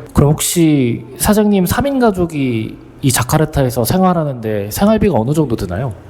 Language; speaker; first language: Korean; native; Korean